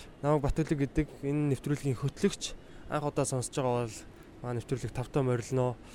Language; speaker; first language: Mongolian; native; Mongolian